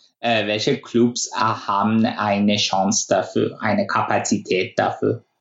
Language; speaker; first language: German; non-native, fluent; Persian